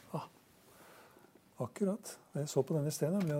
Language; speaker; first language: Norwegian; native; Norwegian